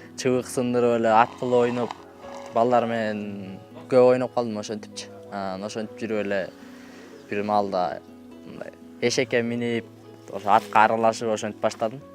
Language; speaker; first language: Kyrgyz; non-native, local second language; Russian